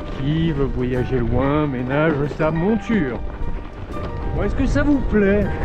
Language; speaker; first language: French; native; French